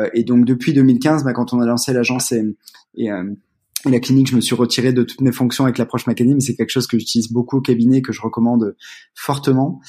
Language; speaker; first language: French; native; French